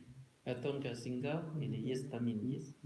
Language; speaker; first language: Russian; non-native, learner; Sinhala